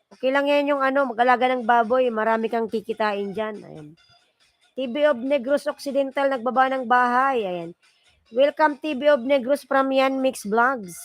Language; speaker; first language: Filipino; non-native, local second language; Bikol